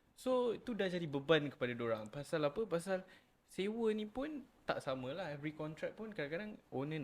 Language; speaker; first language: Malay; native; Malay